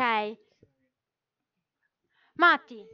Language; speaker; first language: Italian; native; Italian